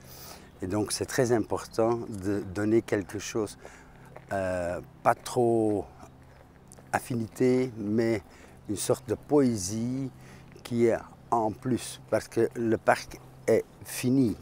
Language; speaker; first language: French; non-native, fluent; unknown